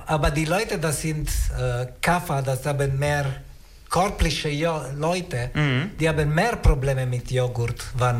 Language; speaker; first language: German; non-native, learner; Italian